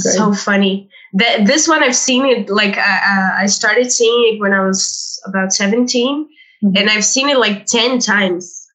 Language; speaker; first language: English; non-native, fluent; Portuguese